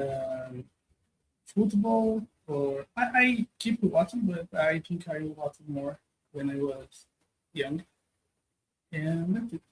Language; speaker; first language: English; non-native, learner; Portuguese